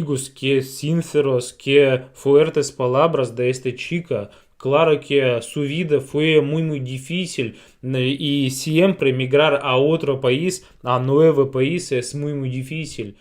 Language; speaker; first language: Spanish; non-native, fluent; Russian